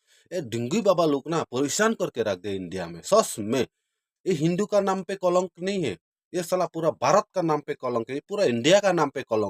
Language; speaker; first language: Hindi; non-native, local second language; Khasi